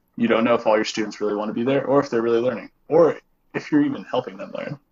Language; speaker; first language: English; native; English